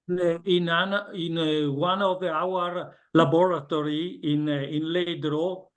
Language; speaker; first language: English; non-native, learner; Italian